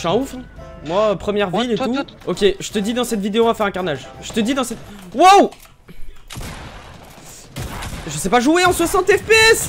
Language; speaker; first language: French; native; French